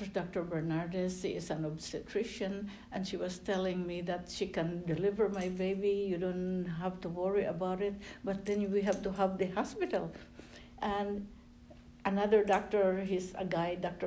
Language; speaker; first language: English; non-native, local second language; Filipino